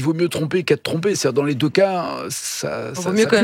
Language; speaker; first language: French; native; French